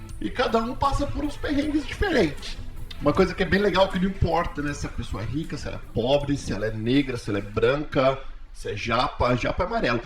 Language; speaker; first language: Portuguese; native; Portuguese